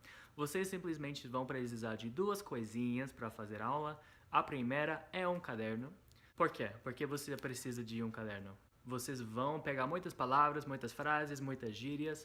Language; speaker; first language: Portuguese; non-native, fluent; English